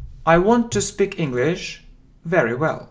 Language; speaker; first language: English; non-native, fluent; Russian